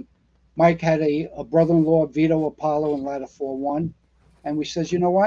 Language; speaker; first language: English; native; English